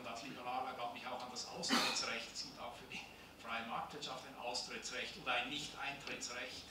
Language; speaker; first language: German; native; German